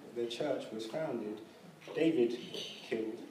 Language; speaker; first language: English; native; English